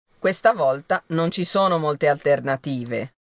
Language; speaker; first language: Italian; non-native, fluent; Japanese